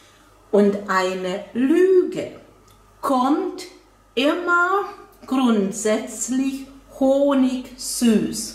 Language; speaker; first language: German; non-native, fluent; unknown